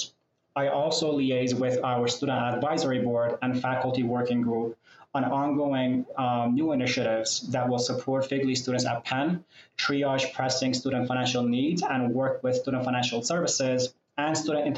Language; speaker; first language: English; non-native, fluent; Persian